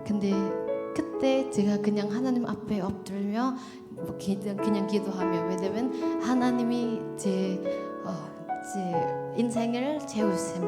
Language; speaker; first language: Korean; non-native, learner; Indonesian